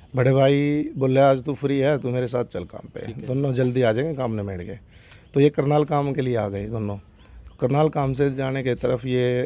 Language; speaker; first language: Hindi; native; Hindi